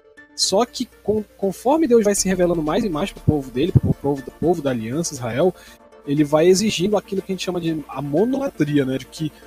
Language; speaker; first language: Portuguese; native; Portuguese